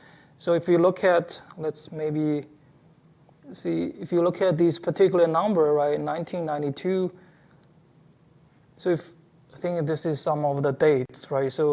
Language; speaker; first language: English; non-native, fluent; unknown